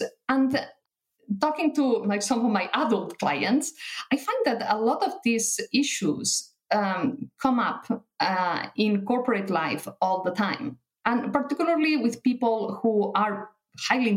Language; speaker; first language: English; non-native, fluent; Catalan